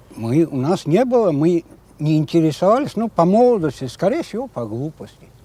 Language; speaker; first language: Russian; non-native, local second language; Crimean Tatar